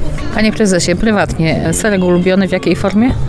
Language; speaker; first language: Polish; native; Polish